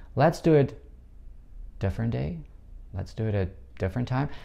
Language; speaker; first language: English; non-native, fluent; Russian